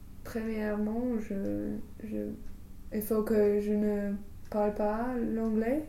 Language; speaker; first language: French; non-native, learner; English